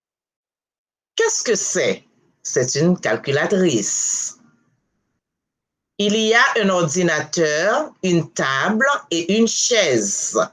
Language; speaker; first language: French; non-native, local second language; Haitian Creole